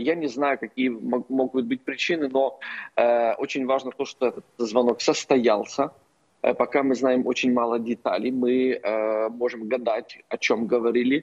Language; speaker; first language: Russian; non-native, local second language; Ukrainian